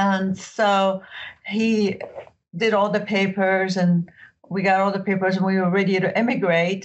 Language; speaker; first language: English; early bilingual, other home language; Arabic